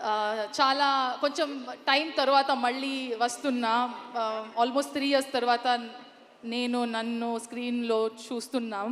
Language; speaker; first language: Telugu; non-native, learner; Kannada